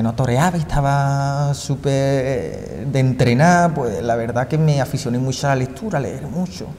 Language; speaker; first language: Spanish; native; Spanish